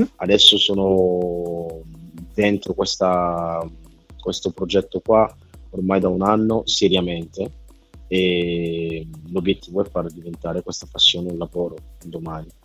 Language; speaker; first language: Italian; early bilingual, other home language; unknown